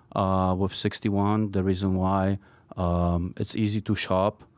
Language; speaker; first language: English; non-native, fluent; Polish